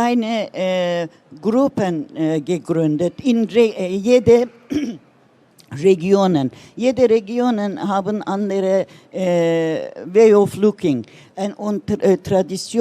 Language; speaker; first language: German; non-native, learner; Turkish